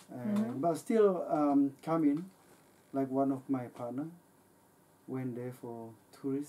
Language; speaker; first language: English; non-native, learner; Indonesian